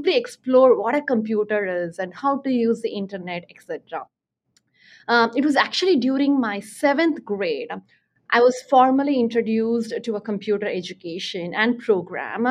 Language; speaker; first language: English; non-native, local second language; Tamil